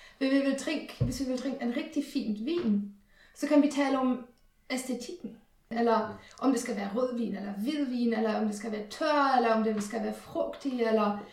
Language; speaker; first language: Danish; non-native, fluent; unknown